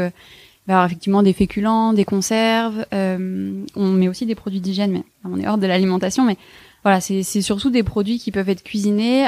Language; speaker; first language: French; native; French